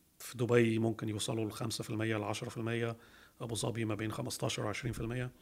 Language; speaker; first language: Arabic; early bilingual, heritage; Arabic